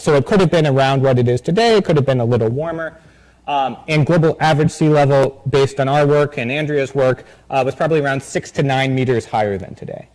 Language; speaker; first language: English; native; English